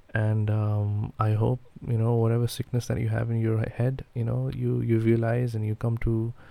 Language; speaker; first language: English; non-native, local second language; Hindi